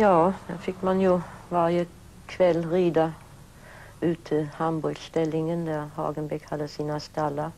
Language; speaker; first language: Swedish; early bilingual, other home language; German